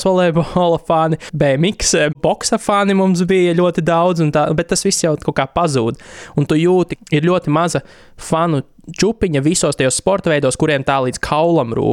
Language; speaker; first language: Latvian; native; Latvian